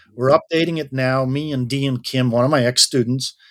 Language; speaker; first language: English; non-native, fluent; Dutch